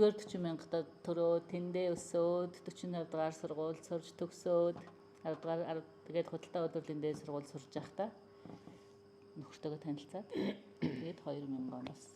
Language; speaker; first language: Mongolian; native; Mongolian